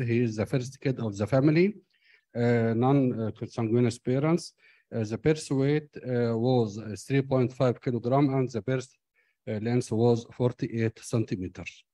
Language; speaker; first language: English; non-native, fluent; Arabic